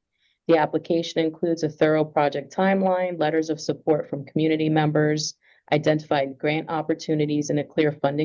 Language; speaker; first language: English; native; English